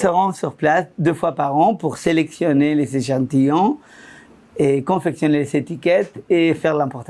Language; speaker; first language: French; non-native, fluent; Spanish